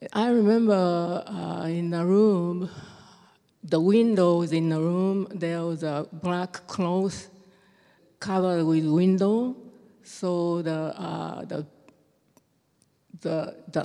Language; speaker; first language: English; non-native, fluent; Japanese